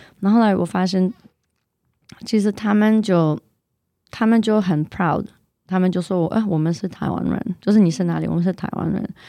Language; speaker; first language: Chinese; non-native, fluent; English